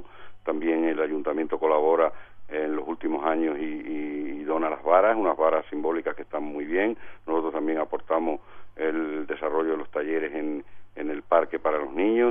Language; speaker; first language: Spanish; native; Spanish